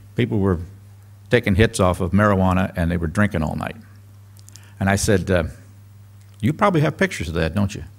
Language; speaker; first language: English; native; English